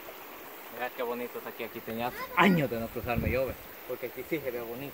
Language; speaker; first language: Spanish; native; Spanish